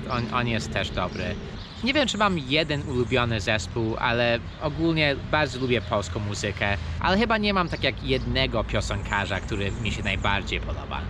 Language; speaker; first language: Polish; early bilingual, heritage; Polish